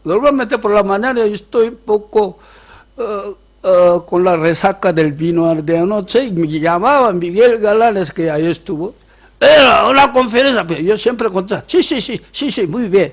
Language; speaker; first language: Spanish; non-native, fluent; Korean